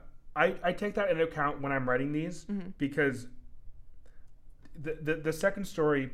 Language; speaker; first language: English; native; English